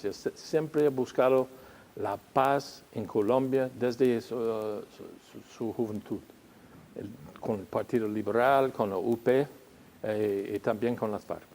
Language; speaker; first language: Spanish; non-native, fluent; English